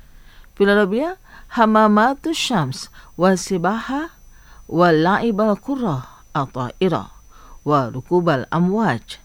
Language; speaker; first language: Arabic; non-native, fluent; Indonesian